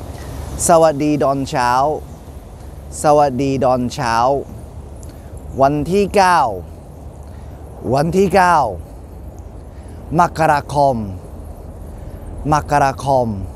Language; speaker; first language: Thai; non-native, fluent; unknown